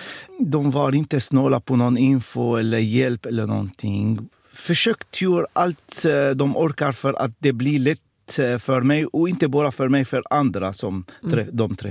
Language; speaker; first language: Swedish; non-native, fluent; Arabic